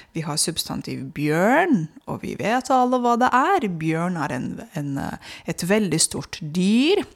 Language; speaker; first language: Norwegian; non-native, fluent; Romanian